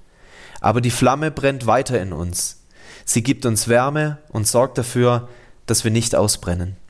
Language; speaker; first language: German; native; German